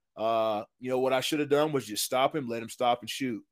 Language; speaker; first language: English; native; English